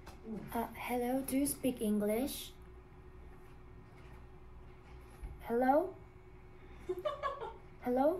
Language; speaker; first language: English; non-native, learner; Korean